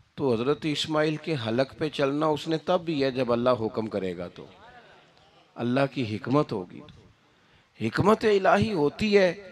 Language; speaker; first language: Urdu; non-native, local second language; Punjabi